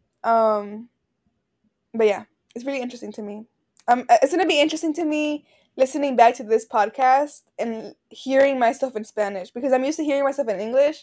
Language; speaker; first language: English; early bilingual, other home language; Spanish